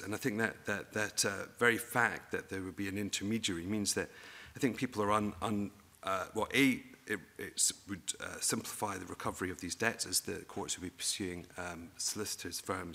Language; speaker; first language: English; native; English